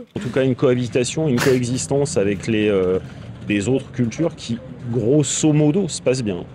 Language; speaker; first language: French; native; French